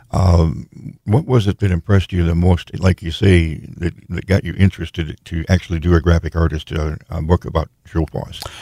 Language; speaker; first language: English; native; English